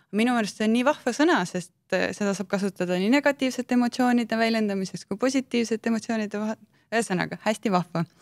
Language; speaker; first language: Estonian; native; Estonian